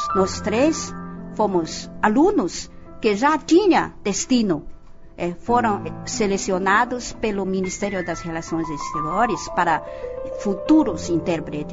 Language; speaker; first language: Portuguese; non-native, fluent; Chinese